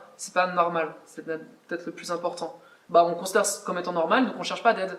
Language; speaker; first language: French; native; French